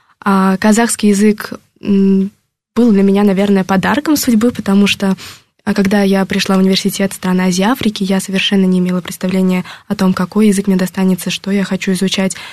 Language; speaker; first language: Russian; native; Russian